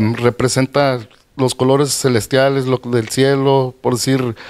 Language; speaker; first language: Spanish; early bilingual, heritage; Spanish